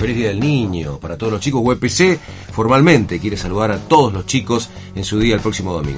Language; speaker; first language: Spanish; native; Spanish